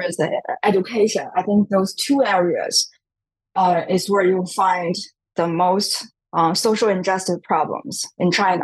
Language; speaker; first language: English; non-native, fluent; Chinese